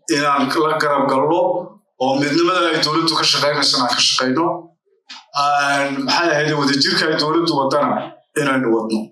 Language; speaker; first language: Somali; native; Somali